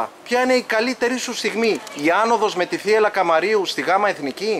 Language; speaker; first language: Greek; native; Greek